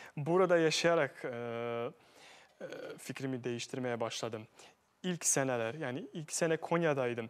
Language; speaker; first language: Turkish; non-native, fluent; Bosnian